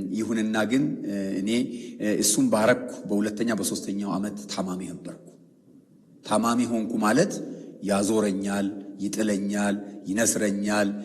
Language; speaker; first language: Amharic; non-native, local second language; Oromo